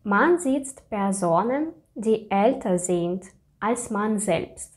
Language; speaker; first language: German; non-native, fluent; Russian